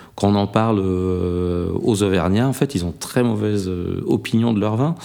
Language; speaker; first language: French; native; French